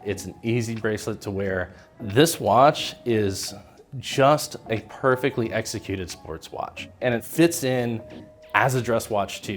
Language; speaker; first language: English; native; English